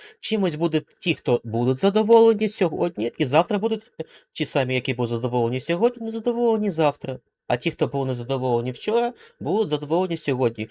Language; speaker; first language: Ukrainian; non-native, local second language; Russian